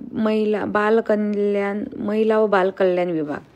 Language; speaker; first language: Hindi; non-native, local second language; Marathi